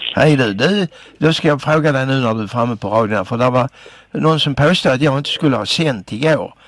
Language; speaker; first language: Swedish; native; Swedish